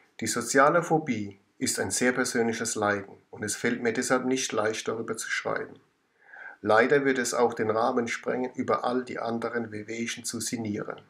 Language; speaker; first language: German; native; German